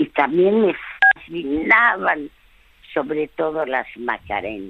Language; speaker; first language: Spanish; early bilingual, other home language; French